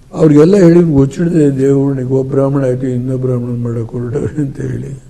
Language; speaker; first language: Kannada; native; Kannada